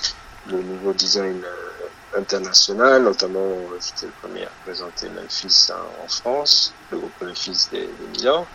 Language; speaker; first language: French; non-native, fluent; Spanish